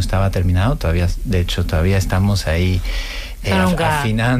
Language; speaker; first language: Spanish; non-native, fluent; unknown